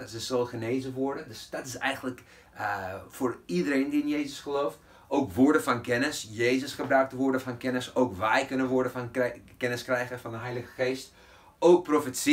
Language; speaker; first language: Dutch; non-native, fluent; English